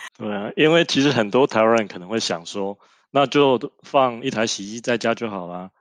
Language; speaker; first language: Chinese; native; Chinese